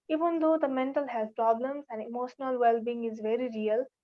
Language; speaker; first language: English; non-native, local second language; Nepali